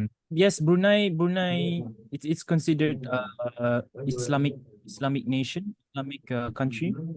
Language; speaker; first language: English; non-native, local second language; Malay